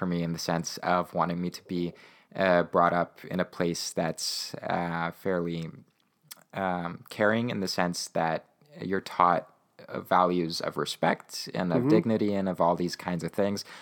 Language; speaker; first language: English; non-native, fluent; Ukrainian